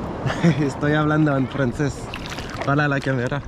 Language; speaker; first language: Spanish; non-native, learner; French